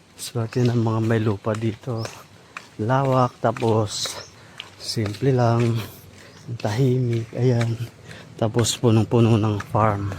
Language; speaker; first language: Filipino; non-native, local second language; Waray